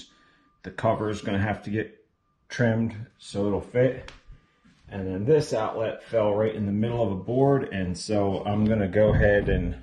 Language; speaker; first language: English; native; English